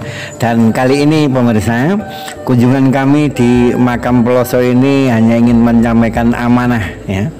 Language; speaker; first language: Indonesian; native; Indonesian